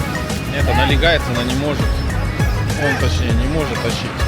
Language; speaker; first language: Russian; native; Russian